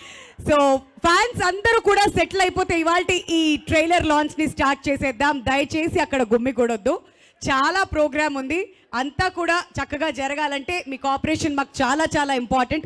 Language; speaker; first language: Telugu; native; Telugu